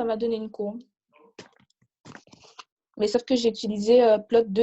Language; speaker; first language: French; native; French